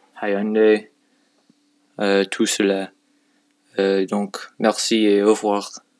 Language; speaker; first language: French; non-native, learner; English